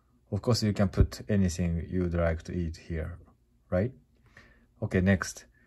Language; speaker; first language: English; non-native, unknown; Japanese